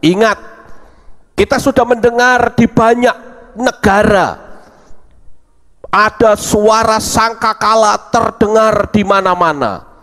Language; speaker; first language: Indonesian; native; Indonesian